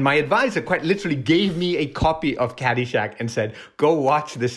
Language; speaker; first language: English; non-native, local second language; Tamil